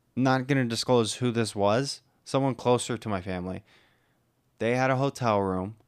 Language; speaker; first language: English; early bilingual, other home language; Filipino